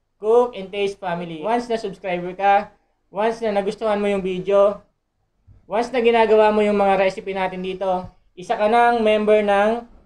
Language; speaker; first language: Filipino; non-native, local second language; Bikol